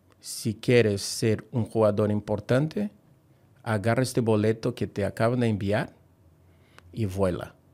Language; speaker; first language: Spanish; non-native, fluent; Portuguese